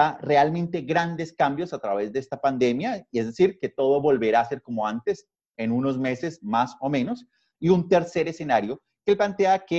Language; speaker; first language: Spanish; native; Spanish